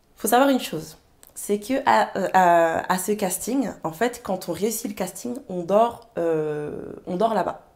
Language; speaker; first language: French; early bilingual, other home language; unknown